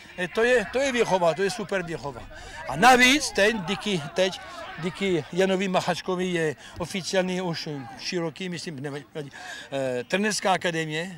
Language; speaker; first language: Czech; non-native, fluent; French